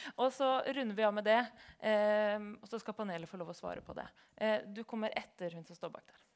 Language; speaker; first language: Norwegian; native; Norwegian